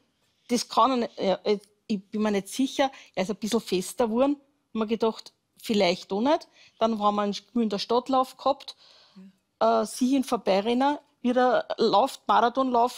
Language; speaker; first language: German; native; German